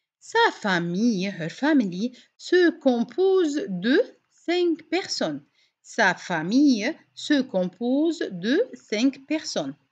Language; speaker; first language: French; non-native, fluent; Arabic